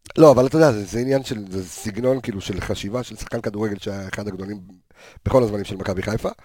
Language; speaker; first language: Hebrew; native; Hebrew